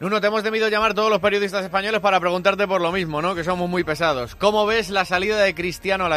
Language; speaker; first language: Spanish; native; Spanish